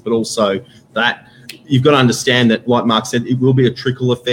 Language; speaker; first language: English; native; English